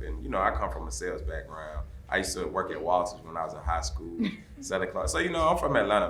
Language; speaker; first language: English; native; English